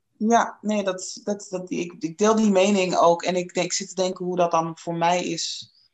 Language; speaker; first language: Dutch; non-native, fluent; English